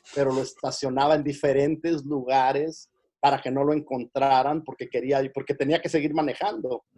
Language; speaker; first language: Spanish; early bilingual, heritage; Spanish